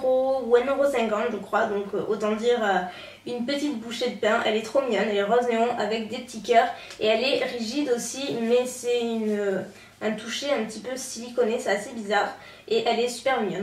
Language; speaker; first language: French; native; French